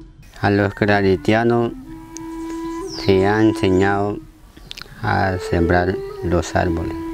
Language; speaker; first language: Spanish; non-native, local second language; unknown